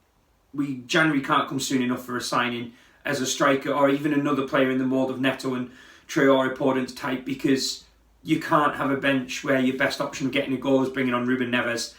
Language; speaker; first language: English; native; English